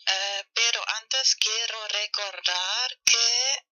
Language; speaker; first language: Spanish; non-native, learner; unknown